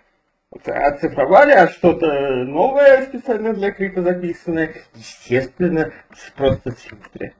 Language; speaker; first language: Russian; native; Russian